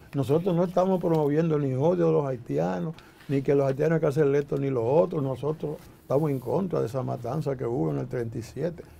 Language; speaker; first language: Spanish; native; Spanish